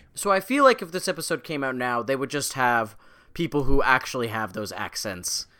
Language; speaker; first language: English; early bilingual, other home language; Italian